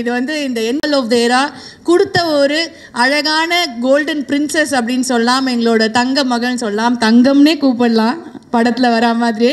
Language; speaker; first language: Tamil; native; Tamil